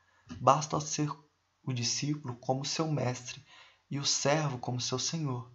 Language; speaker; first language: Portuguese; native; Portuguese